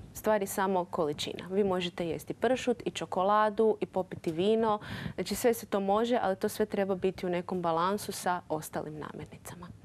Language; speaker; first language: Croatian; native; Croatian